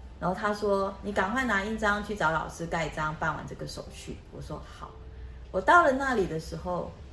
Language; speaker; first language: Chinese; native; Chinese